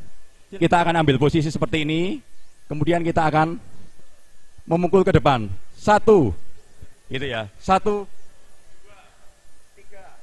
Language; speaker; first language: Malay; non-native, local second language; Javanese